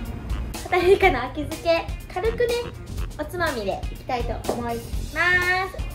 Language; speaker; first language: Japanese; native; Japanese